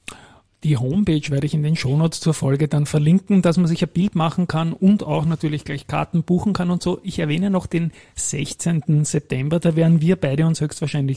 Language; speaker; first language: German; native; German